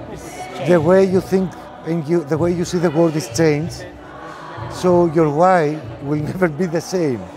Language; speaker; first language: English; non-native, fluent; Greek